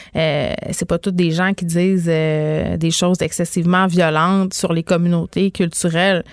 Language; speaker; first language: French; native; French